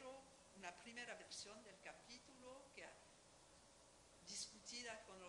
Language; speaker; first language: Spanish; non-native, fluent; French